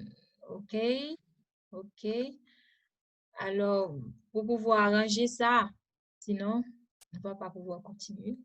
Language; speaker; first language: French; non-native, local second language; Haitian Creole